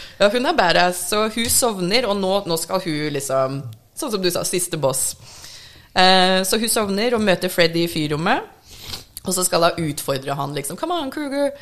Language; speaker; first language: Norwegian; early bilingual, other home language; English